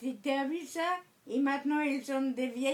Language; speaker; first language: French; non-native, fluent; Yiddish